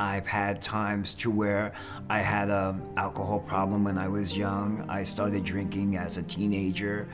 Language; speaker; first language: English; native; English